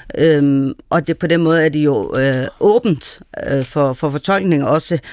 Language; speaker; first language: Danish; early bilingual, other home language; Persian